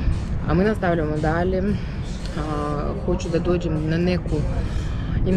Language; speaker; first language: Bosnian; non-native, learner; Ukrainian